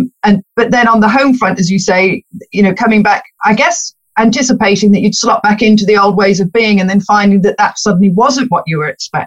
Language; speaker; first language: English; native; English